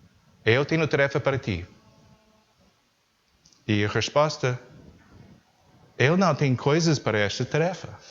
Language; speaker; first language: Portuguese; non-native, learner; English